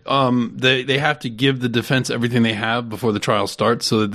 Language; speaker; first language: English; native; English